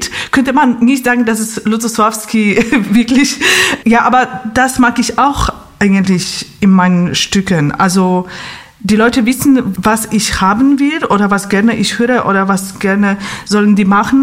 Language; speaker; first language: German; non-native, fluent; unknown